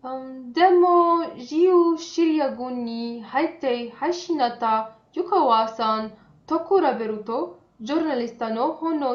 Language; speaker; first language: Japanese; non-native, fluent; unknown